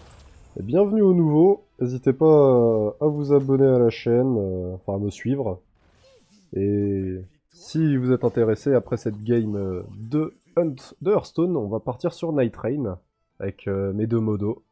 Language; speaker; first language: French; native; French